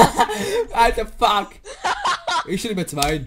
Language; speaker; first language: German; native; German